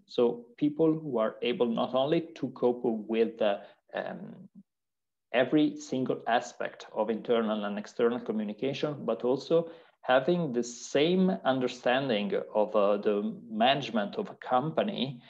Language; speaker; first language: English; non-native, fluent; Italian